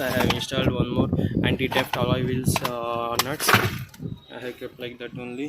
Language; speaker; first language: English; non-native, local second language; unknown